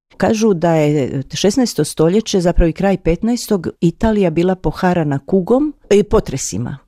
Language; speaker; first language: Croatian; native; Croatian